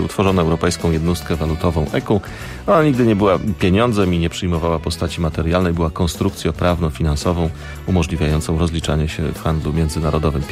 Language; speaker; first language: Polish; native; Polish